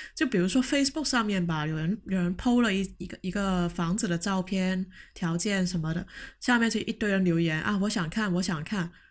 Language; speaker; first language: Chinese; non-native, local second language; Cantonese